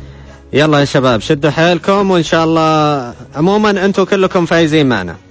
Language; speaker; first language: Arabic; native; Arabic